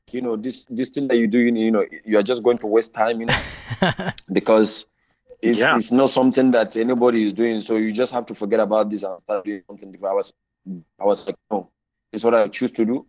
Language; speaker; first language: English; non-native, local second language; Hausa